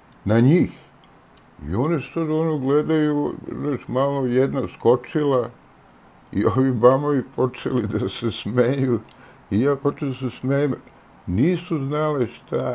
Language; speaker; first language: Serbian; native; Serbian